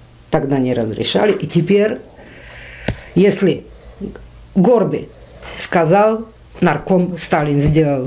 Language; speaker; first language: Russian; non-native, fluent; Czech